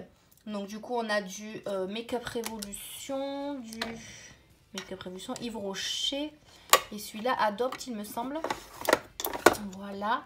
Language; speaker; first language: French; native; French